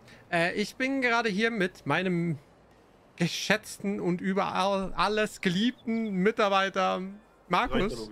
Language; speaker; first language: German; native; German